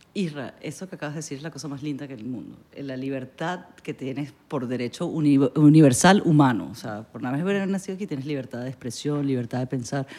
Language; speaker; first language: Spanish; native; Spanish